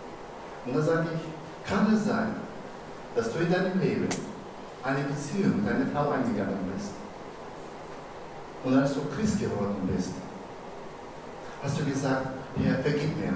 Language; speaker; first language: German; non-native, fluent; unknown